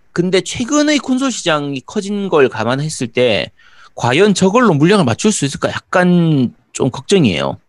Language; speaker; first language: Korean; native; Korean